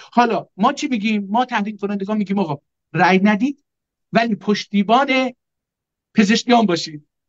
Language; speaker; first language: Persian; non-native, local second language; Azerbaijani